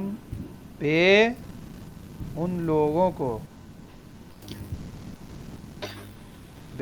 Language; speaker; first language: Persian; non-native, fluent; Urdu